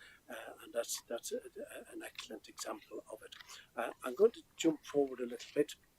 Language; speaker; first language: English; native; English